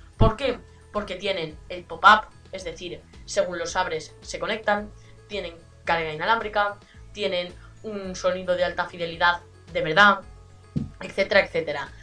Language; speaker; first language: Spanish; native; Spanish